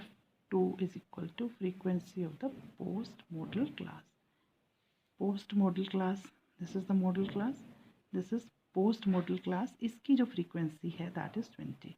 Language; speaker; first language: English; non-native, local second language; Hindi